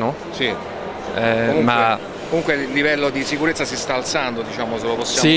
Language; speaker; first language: Italian; native; Italian